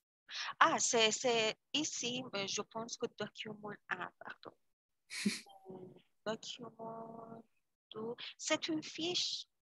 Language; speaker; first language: French; non-native, learner; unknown